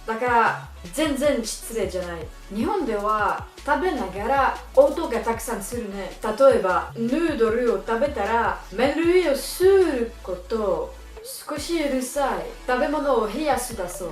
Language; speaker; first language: Japanese; non-native, learner; French